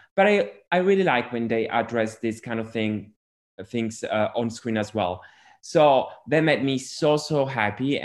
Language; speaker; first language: English; non-native, fluent; Italian